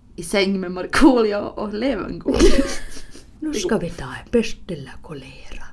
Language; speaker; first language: Swedish; early bilingual, other home language; Finnish